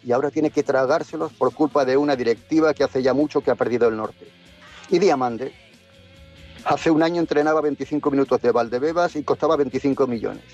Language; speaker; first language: Spanish; native; Spanish